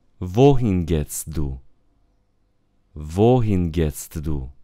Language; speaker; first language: German; non-native, fluent; Romanian